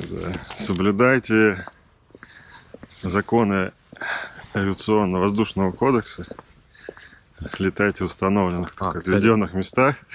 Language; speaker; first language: Russian; native; Russian